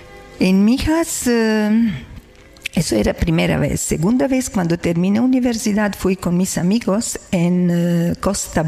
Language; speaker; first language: Spanish; non-native, learner; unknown